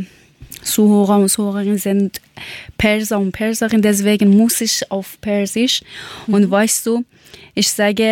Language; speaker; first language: German; non-native, learner; Persian